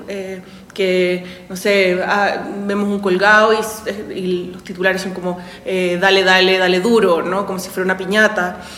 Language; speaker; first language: Spanish; native; Spanish